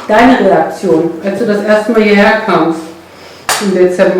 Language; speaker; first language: German; native; German